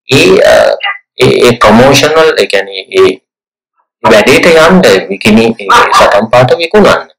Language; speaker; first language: Sinhala; native; Sinhala